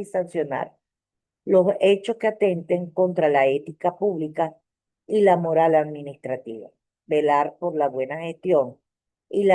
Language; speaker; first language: Spanish; native; Spanish